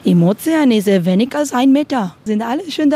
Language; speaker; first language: German; non-native, learner; Spanish